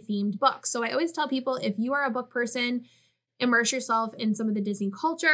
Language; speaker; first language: English; native; English